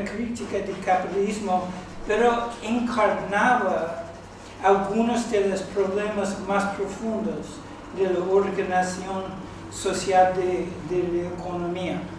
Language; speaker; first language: Spanish; non-native, fluent; English